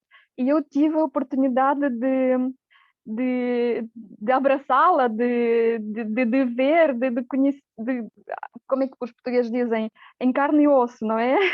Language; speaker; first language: Portuguese; non-native, fluent; Romanian